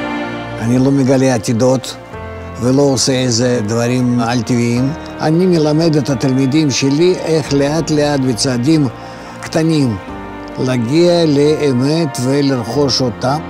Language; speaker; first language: Hebrew; non-native, fluent; Russian